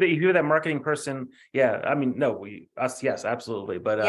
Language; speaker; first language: English; native; English